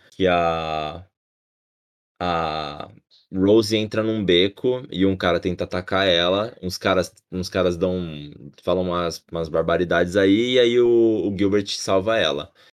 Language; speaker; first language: Portuguese; native; Portuguese